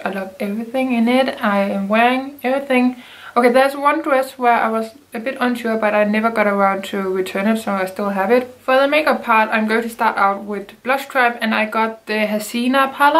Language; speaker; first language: English; non-native, fluent; Danish